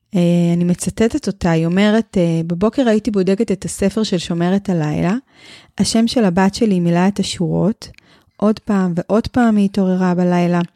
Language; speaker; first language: Hebrew; native; Hebrew